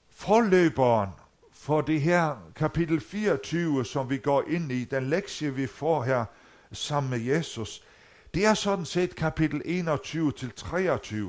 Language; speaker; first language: Danish; non-native, local second language; Faroese